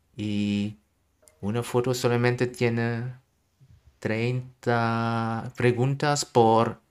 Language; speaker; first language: Spanish; non-native, learner; German